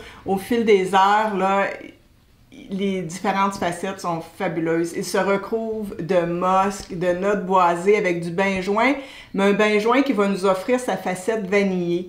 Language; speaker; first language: French; native; French